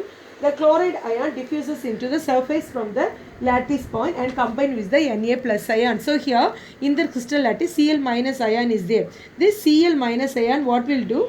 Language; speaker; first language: English; non-native, local second language; Tamil